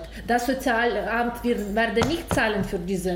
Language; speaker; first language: German; non-native, learner; Ukrainian